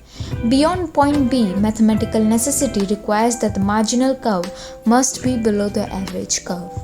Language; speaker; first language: English; non-native, local second language; Gujarati